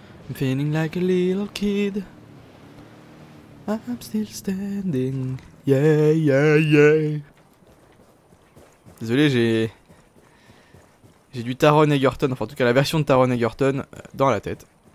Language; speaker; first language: French; native; French